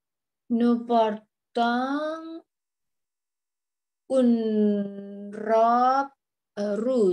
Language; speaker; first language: French; non-native, learner; Indonesian